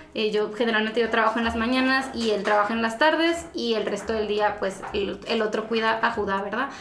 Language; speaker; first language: Spanish; native; Spanish